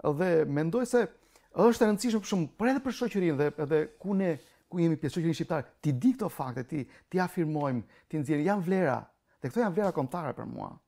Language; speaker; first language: Albanian; non-native, local second language; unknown